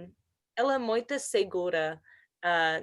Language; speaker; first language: Portuguese; non-native, learner; English